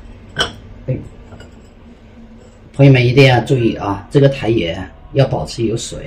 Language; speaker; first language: Chinese; native; Chinese